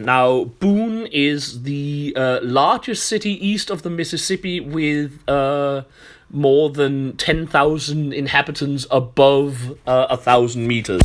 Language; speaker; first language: English; non-native, fluent; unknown